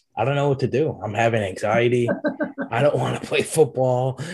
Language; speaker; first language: English; native; English